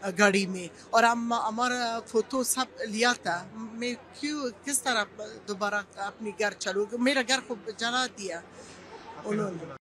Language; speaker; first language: Hindi; non-native, learner; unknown